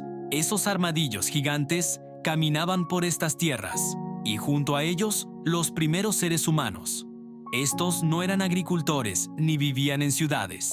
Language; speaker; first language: Spanish; native; Spanish